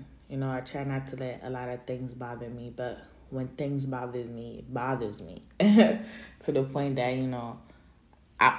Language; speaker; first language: English; early bilingual, other home language; Haitian Creole